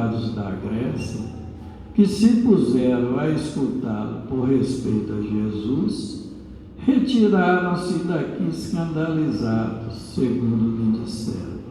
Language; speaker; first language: Portuguese; native; Portuguese